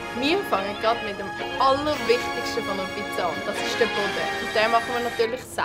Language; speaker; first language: German; native; German